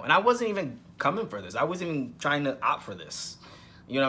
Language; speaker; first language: English; native; English